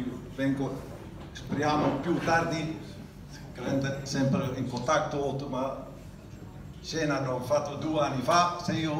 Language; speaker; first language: Italian; non-native, learner; Dutch